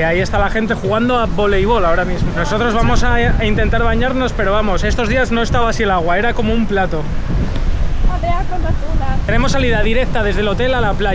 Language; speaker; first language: Spanish; native; Spanish